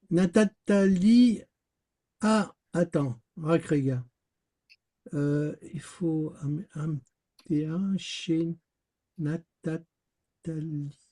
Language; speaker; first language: Hebrew; non-native, learner; French